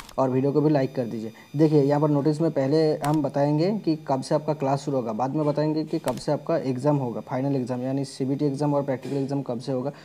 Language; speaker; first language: Hindi; non-native, local second language; Bangla